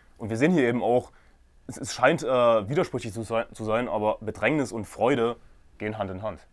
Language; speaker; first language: German; native; German